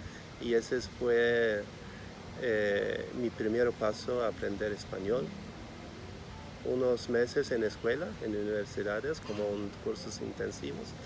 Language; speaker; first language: Spanish; non-native, fluent; Turkish